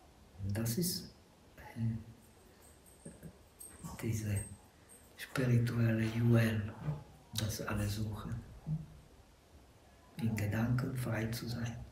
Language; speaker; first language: German; non-native, fluent; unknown